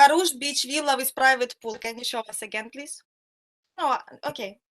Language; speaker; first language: English; non-native, fluent; Russian